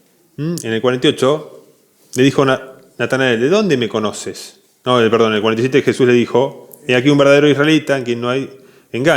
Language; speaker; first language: Spanish; native; Spanish